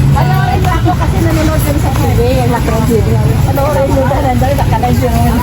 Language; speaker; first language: Filipino; non-native, local second language; Hiligaynon